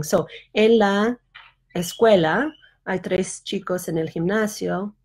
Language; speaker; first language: Spanish; non-native, fluent; English